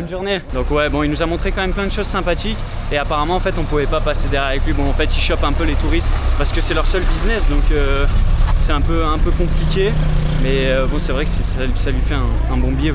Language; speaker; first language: French; native; French